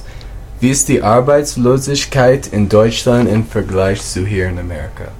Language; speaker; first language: German; non-native, learner; English